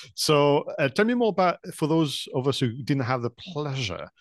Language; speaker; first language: English; non-native, fluent; French